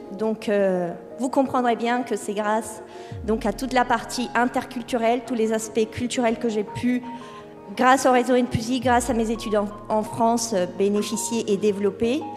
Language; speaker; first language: French; non-native, fluent; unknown